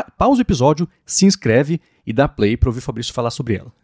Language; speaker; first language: Portuguese; native; Portuguese